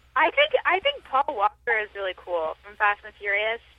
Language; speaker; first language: English; native; English